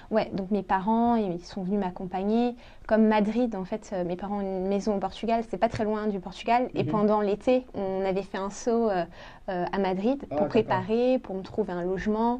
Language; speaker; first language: French; early bilingual, other home language; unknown